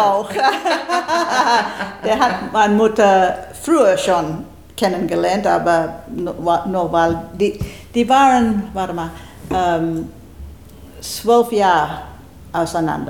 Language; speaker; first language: German; early bilingual, heritage; German